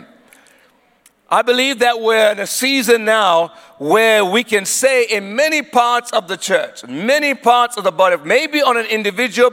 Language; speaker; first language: English; non-native, local second language; Swati